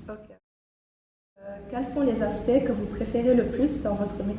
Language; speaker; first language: French; native; French